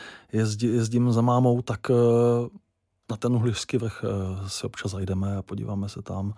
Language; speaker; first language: Czech; native; Czech